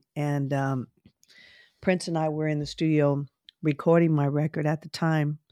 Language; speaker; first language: English; native; English